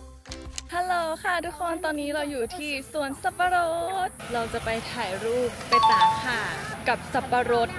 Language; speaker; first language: Thai; native; Thai